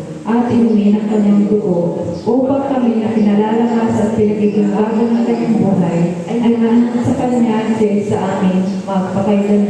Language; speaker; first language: Filipino; native; Filipino